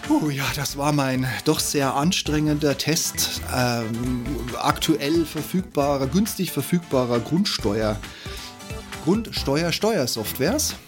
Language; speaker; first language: German; native; German